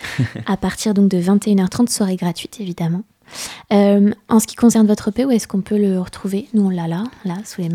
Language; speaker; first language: French; native; French